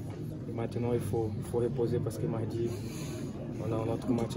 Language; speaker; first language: French; non-native, fluent; Portuguese